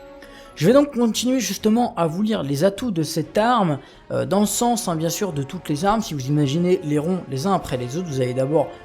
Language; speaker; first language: French; native; French